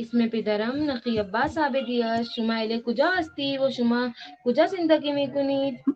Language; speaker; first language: Persian; non-native, learner; Urdu